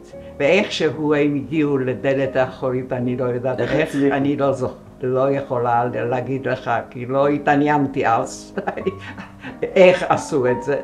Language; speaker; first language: Hebrew; non-native, fluent; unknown